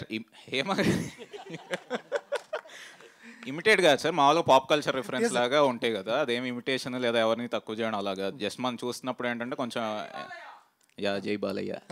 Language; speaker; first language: Telugu; native; Telugu